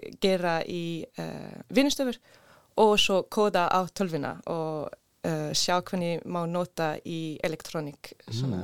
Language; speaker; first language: Icelandic; non-native, learner; Swedish